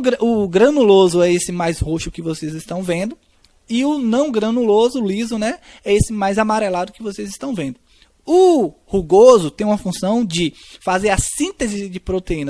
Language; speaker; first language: Portuguese; native; Portuguese